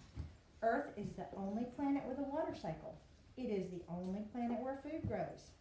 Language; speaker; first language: English; native; English